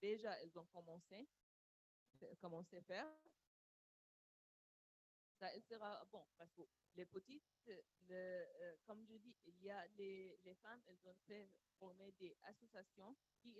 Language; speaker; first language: French; non-native, learner; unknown